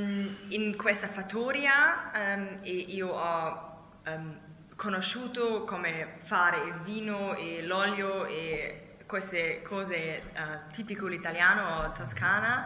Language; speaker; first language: Italian; non-native, learner; German